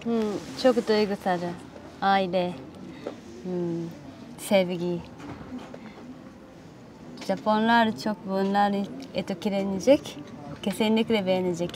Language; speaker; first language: Turkish; non-native, learner; Japanese